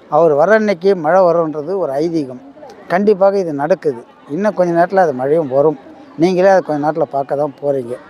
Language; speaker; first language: Tamil; native; Tamil